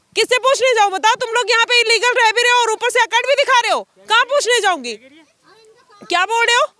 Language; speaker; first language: Hindi; native; Hindi